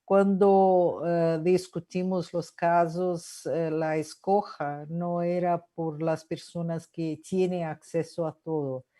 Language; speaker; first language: Spanish; non-native, fluent; Portuguese